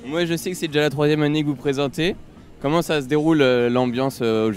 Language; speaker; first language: French; native; French